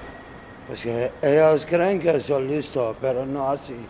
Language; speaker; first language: Spanish; non-native, fluent; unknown